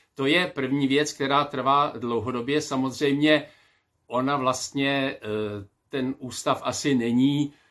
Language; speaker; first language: Czech; native; Czech